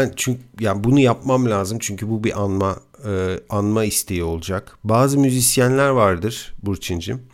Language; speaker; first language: Turkish; native; Turkish